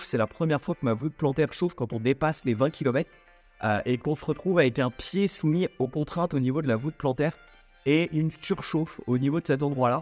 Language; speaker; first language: French; native; French